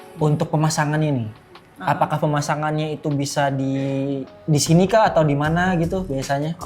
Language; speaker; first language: Indonesian; native; Indonesian